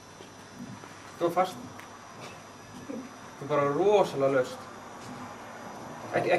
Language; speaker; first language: Icelandic; native; Icelandic